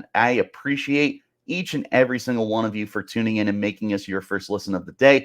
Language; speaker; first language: English; native; English